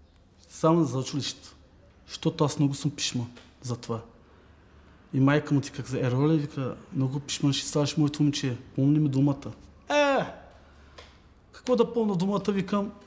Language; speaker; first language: Bulgarian; non-native, local second language; Turkish